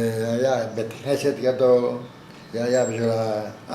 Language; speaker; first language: Hebrew; non-native, fluent; Yiddish